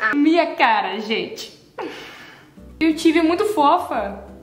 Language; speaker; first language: Portuguese; non-native, learner; Dutch